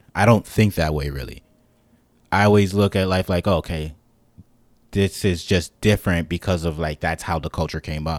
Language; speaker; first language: English; native; English